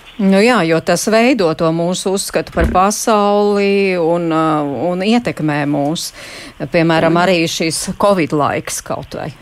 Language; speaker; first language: Latvian; native; Latvian